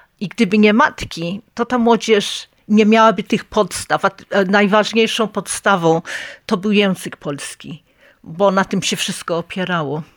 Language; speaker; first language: Polish; early bilingual, heritage; Polish